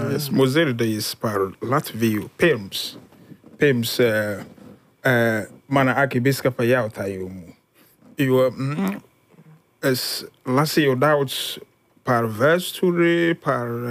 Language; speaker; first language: Latvian; non-native, learner; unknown